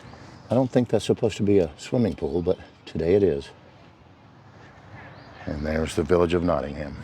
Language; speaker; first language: English; native; English